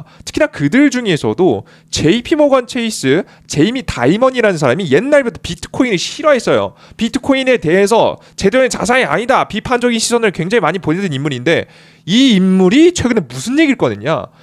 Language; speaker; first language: Korean; native; Korean